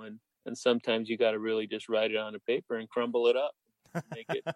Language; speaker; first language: English; native; English